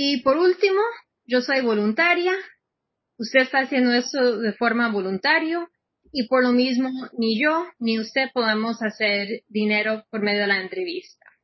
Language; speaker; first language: Spanish; non-native, fluent; English